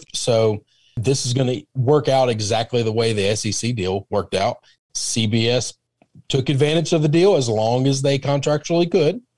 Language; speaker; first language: English; native; English